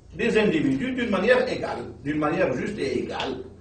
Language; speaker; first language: French; non-native, local second language; Arabic